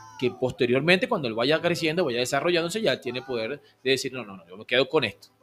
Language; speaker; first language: Spanish; native; Spanish